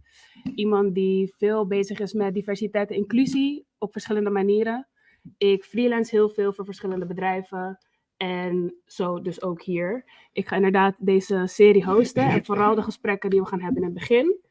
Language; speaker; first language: Dutch; native; Dutch